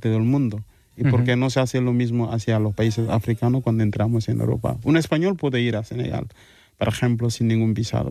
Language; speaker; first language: Spanish; non-native, fluent; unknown